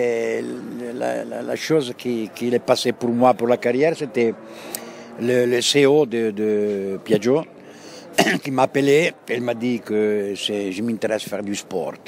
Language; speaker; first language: French; non-native, fluent; Italian